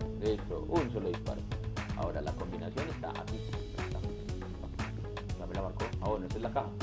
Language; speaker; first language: Spanish; native; Spanish